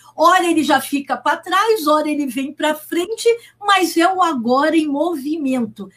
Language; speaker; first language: Portuguese; native; Portuguese